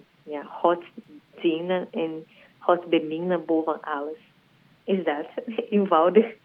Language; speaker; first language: Dutch; non-native, learner; Portuguese